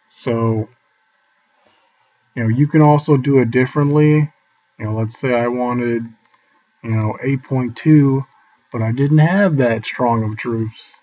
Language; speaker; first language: English; native; English